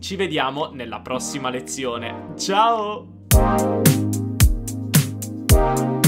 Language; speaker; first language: Italian; native; Italian